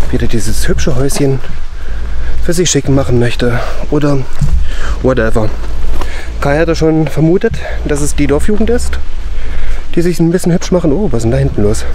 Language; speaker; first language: German; native; German